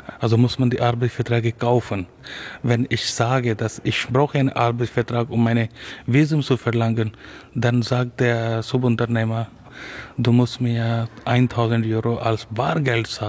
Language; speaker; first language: German; non-native, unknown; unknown